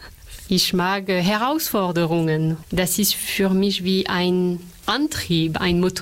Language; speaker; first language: German; non-native, fluent; French